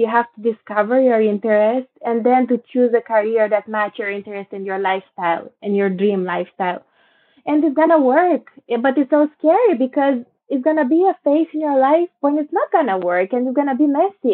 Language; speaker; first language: English; non-native, fluent; Romanian